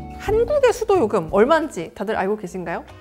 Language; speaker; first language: Korean; native; Korean